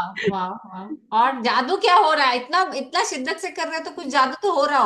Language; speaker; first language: Hindi; native; Hindi